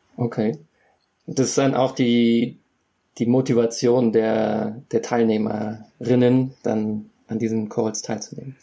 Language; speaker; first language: German; native; German